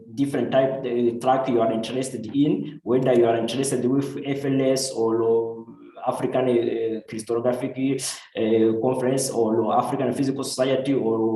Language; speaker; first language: English; non-native, local second language; Kinyarwanda